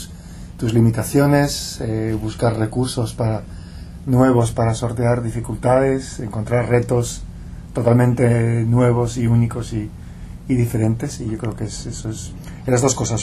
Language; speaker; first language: Spanish; non-native, local second language; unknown